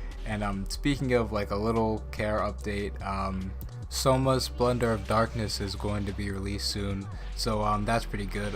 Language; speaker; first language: English; native; English